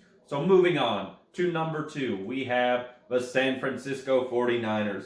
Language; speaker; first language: English; native; English